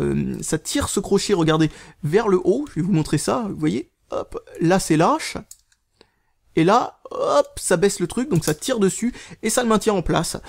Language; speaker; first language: French; native; French